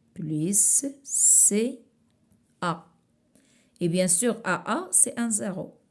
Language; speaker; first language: French; non-native, local second language; Arabic